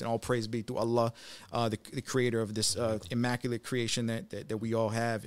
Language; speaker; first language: English; native; English